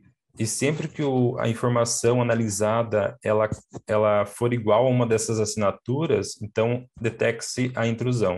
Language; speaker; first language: Portuguese; native; Portuguese